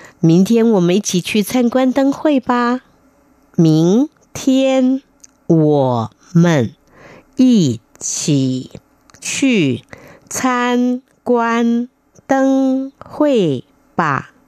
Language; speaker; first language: Chinese; non-native, fluent; Vietnamese